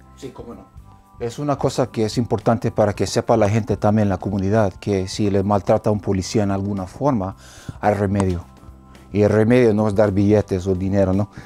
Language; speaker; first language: Spanish; non-native, fluent; English